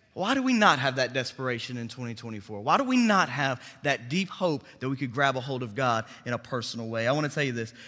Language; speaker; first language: English; native; English